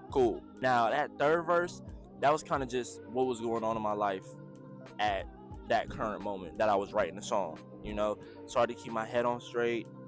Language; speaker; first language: English; native; English